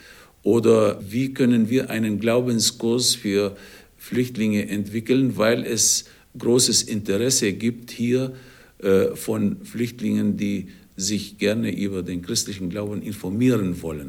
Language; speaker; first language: German; non-native, fluent; Arabic